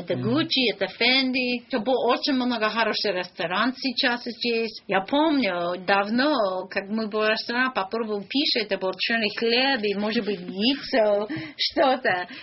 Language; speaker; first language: Russian; non-native, learner; English